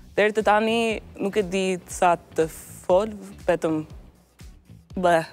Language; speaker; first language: Albanian; non-native, learner; English